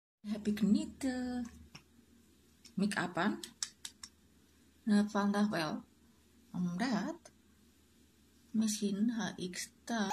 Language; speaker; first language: Dutch; non-native, learner; Indonesian